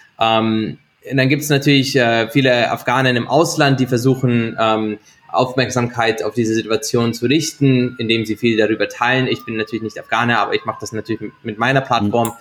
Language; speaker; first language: German; native; German